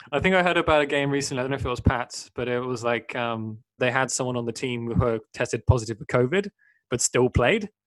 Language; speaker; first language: English; native; English